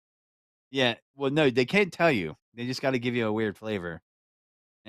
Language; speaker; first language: English; native; English